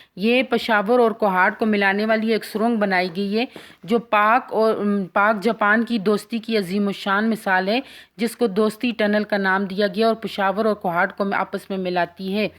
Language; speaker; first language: Urdu; non-native, local second language; Pashto